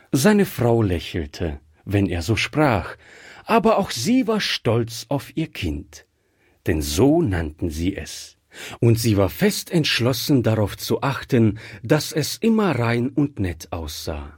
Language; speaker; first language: German; native; German